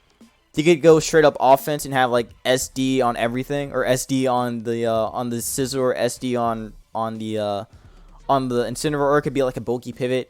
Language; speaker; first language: English; native; English